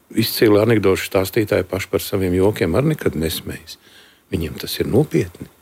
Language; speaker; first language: Latvian; native; Latvian